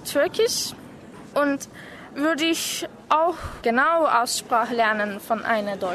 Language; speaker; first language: German; non-native, learner; Turkish